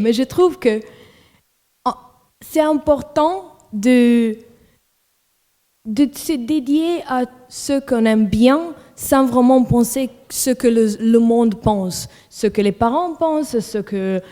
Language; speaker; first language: French; non-native, local second language; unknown